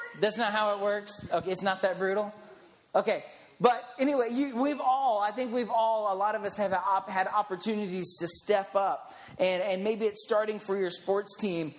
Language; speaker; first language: English; native; English